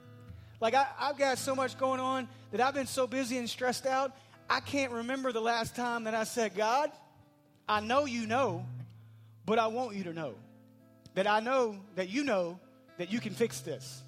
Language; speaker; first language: English; native; English